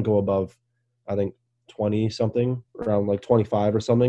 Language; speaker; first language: English; native; English